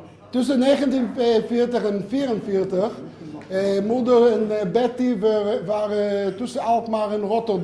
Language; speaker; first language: Dutch; non-native, learner; Hebrew